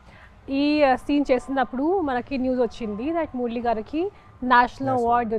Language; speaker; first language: Telugu; non-native, local second language; Hindi